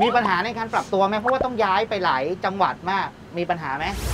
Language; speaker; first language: Thai; native; Thai